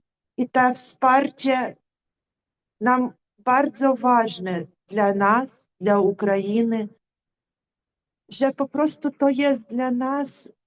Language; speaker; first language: Polish; non-native, fluent; Ukrainian